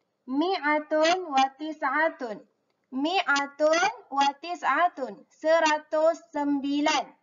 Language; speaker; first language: Arabic; non-native, learner; Malay